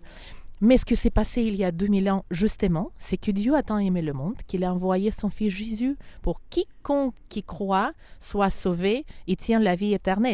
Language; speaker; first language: French; non-native, fluent; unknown